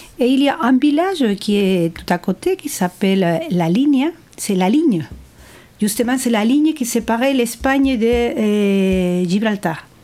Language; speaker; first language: French; non-native, fluent; Spanish